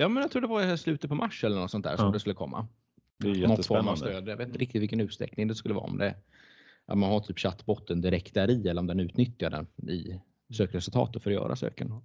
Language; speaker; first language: Swedish; native; Swedish